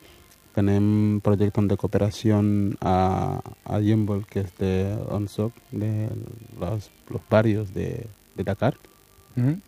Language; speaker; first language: Catalan; early bilingual, other home language; Wolof